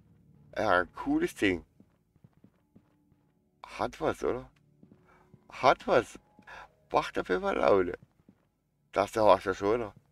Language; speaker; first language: German; native; German